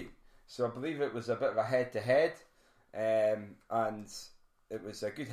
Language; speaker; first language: English; native; English